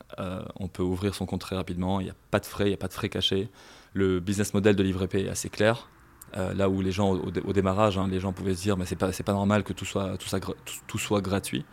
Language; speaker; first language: French; non-native, local second language; Arabic